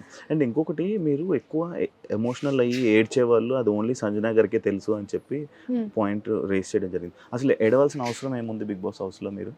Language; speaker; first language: Telugu; native; Telugu